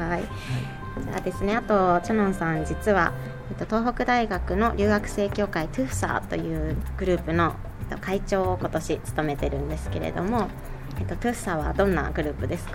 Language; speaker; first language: Japanese; native; Japanese